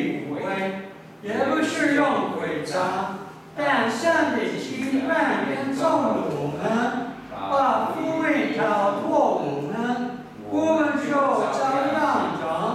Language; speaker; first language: Chinese; non-native, learner; English